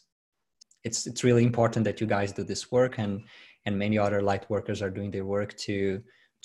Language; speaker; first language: English; non-native, fluent; Portuguese